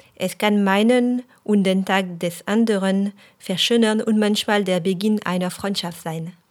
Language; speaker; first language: German; non-native, fluent; French